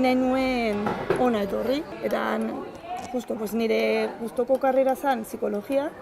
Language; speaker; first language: Basque; non-native, learner; Spanish